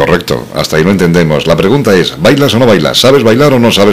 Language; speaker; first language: Spanish; native; Spanish